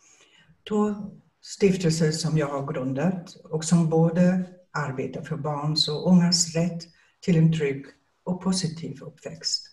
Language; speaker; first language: Swedish; non-native, fluent; German